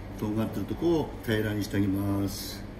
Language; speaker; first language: Japanese; native; Japanese